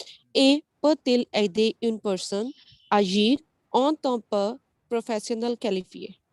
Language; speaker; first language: French; non-native, learner; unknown